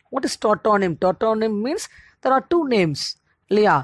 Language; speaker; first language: English; non-native, local second language; Tamil